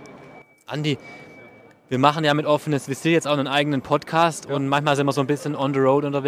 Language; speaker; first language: German; native; German